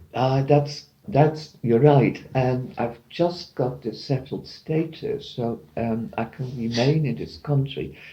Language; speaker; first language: English; non-native, fluent; Dutch